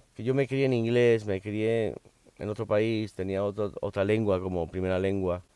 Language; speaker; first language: Spanish; early bilingual, heritage; Spanish